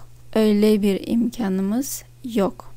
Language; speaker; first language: Turkish; non-native, fluent; Russian